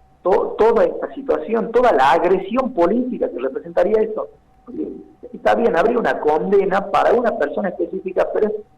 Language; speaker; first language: Spanish; native; Spanish